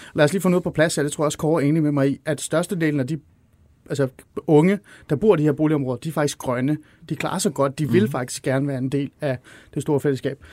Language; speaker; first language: Danish; early bilingual, other home language; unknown